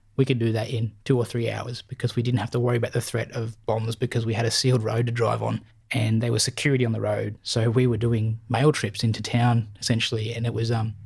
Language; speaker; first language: English; native; English